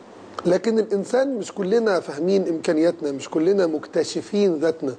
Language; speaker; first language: Arabic; native; Arabic